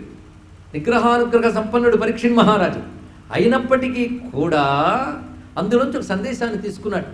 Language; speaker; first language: Telugu; native; Telugu